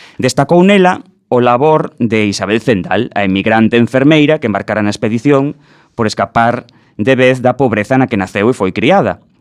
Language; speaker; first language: Galician; native; Galician